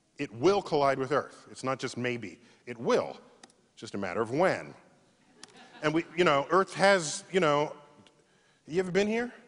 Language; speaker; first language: English; native; English